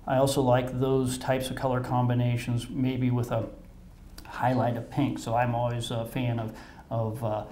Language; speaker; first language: English; native; English